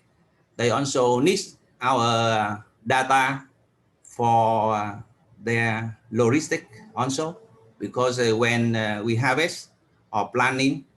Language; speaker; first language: English; non-native, learner; Vietnamese